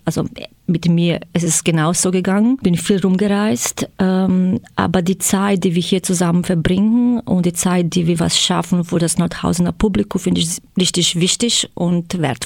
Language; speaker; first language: German; non-native, fluent; Croatian